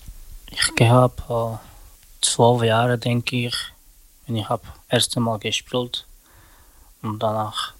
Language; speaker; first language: German; non-native, learner; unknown